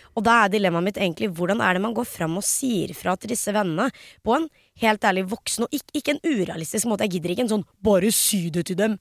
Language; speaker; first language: Norwegian; early bilingual, other home language; Hindi